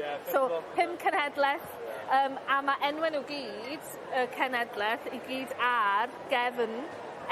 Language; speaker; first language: Welsh; native; Welsh